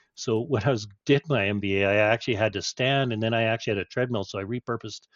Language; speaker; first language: English; native; English